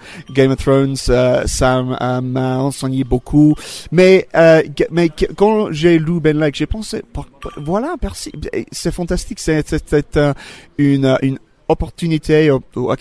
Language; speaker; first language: French; non-native, fluent; English